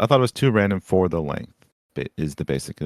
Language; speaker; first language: English; native; English